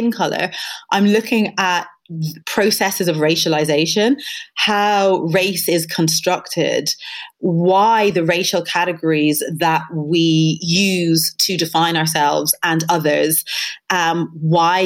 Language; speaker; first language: English; native; English